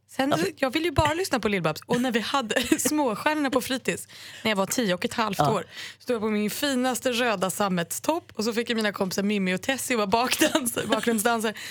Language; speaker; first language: Swedish; native; Swedish